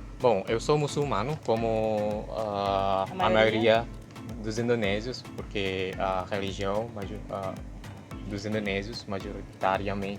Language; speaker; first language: Portuguese; non-native, fluent; Indonesian